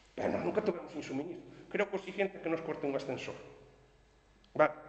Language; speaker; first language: Spanish; non-native, local second language; Galician